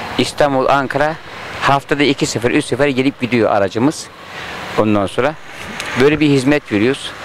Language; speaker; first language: Turkish; native; Turkish